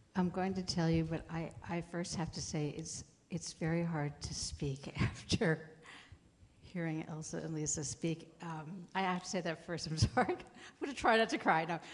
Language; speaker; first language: English; native; English